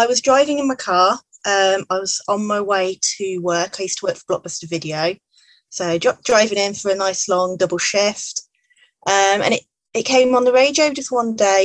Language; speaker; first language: English; native; English